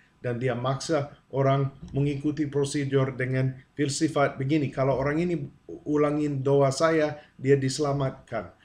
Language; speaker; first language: Indonesian; non-native, fluent; English